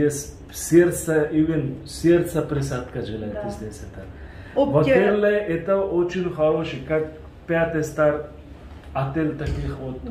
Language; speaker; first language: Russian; non-native, learner; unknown